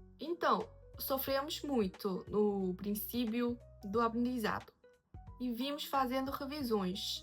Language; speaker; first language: Portuguese; non-native, fluent; Chinese